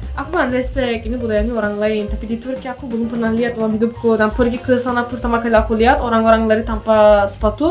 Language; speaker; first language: Indonesian; non-native, fluent; Turkish